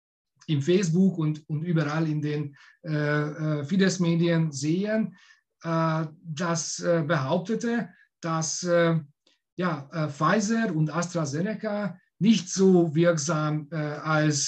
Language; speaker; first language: German; non-native, fluent; Hungarian